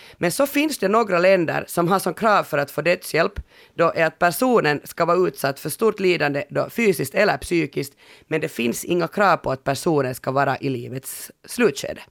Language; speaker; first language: Swedish; native; Swedish